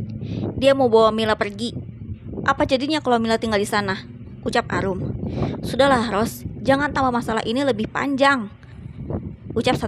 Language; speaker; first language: Indonesian; native; Indonesian